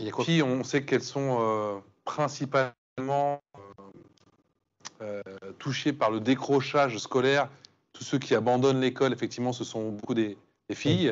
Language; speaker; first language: French; native; French